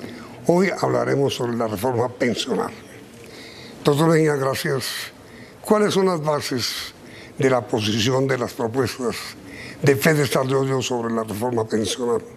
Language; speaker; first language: Spanish; native; Spanish